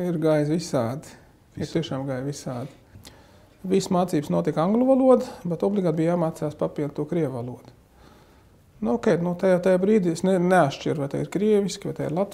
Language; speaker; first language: Latvian; non-native, fluent; Arabic